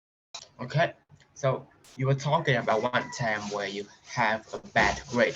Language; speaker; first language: English; non-native, fluent; Vietnamese